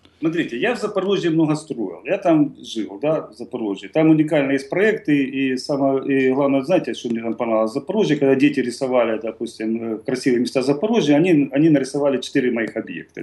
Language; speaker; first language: Russian; native; Russian